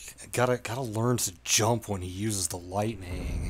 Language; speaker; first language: English; native; English